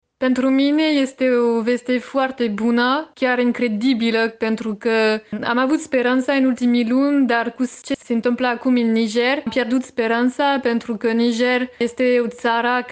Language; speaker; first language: Romanian; non-native, fluent; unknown